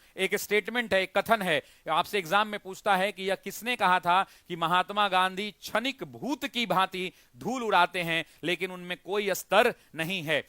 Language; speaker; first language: Hindi; native; Hindi